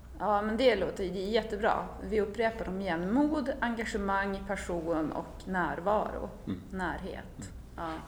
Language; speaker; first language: Swedish; native; Swedish